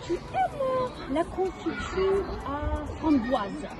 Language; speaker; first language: French; non-native, learner; Ukrainian